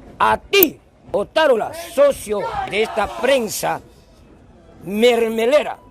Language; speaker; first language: Spanish; non-native, local second language; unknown